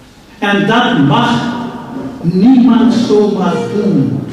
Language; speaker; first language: Dutch; non-native, fluent; Urdu